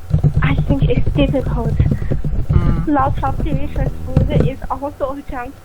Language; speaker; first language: English; non-native, learner; Chinese